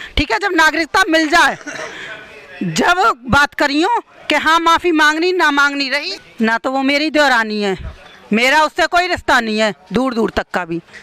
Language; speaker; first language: Hindi; native; Hindi